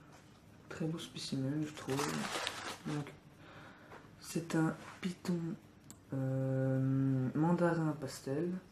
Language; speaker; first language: French; native; French